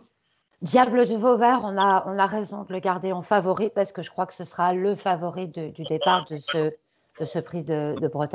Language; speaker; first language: French; native; French